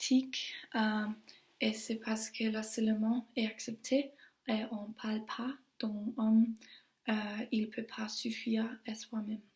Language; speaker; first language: French; non-native, learner; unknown